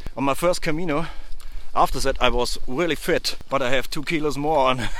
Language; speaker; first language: English; non-native, learner; German